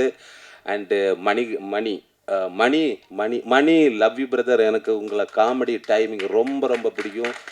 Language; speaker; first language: Tamil; non-native, learner; Malayalam